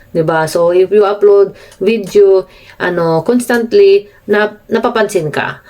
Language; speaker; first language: Filipino; non-native, local second language; Cebuano